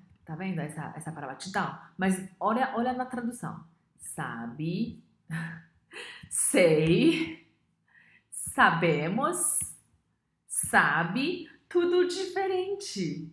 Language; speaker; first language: Portuguese; non-native, fluent; Chinese